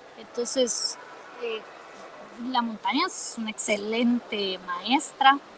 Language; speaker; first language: Spanish; native; Spanish